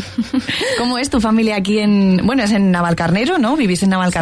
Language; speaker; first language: Spanish; native; Spanish